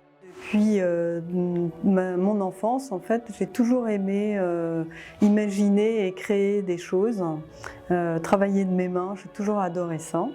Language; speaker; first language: French; native; French